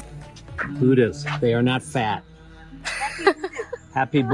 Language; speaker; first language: English; non-native, learner; Thai